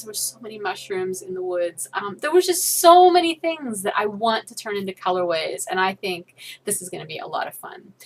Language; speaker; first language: English; native; English